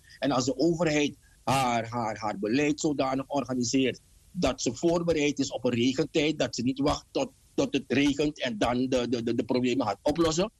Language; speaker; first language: Dutch; native; Dutch